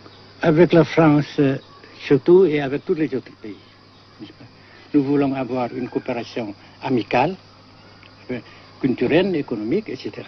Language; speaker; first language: French; non-native, fluent; Vietnamese